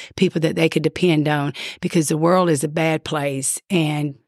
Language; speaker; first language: English; native; English